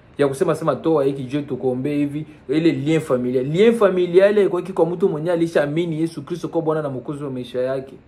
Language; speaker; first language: Swahili; native; Swahili